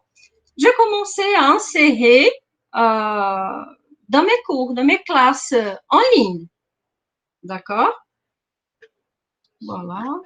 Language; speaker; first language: French; non-native, fluent; Portuguese